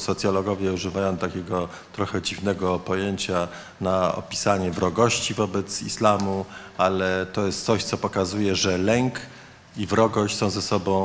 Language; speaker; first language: Polish; native; Polish